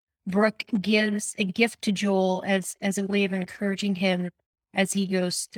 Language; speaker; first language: English; native; English